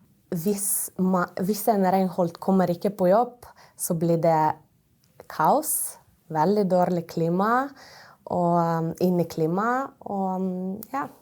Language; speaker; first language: Norwegian; non-native, fluent; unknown